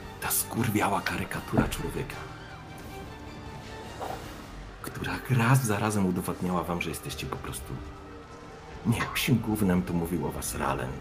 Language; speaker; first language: Polish; native; Polish